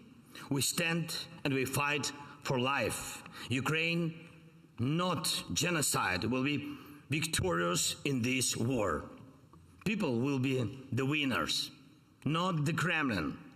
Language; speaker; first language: English; non-native, fluent; Ukrainian